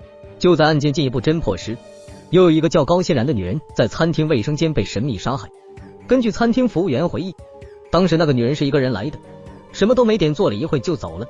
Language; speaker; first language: Chinese; native; Chinese